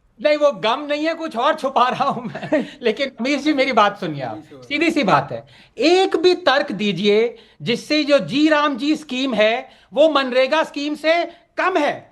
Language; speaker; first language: Hindi; non-native, local second language; Tamil